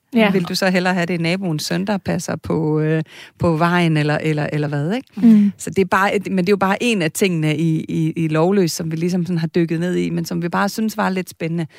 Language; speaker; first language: Danish; native; Danish